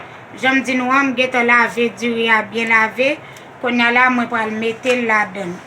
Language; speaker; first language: French; non-native, learner; Haitian Creole